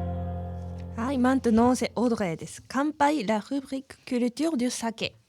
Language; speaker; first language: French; non-native, fluent; Japanese